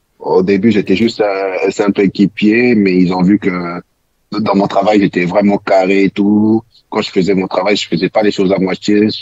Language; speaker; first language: French; non-native, local second language; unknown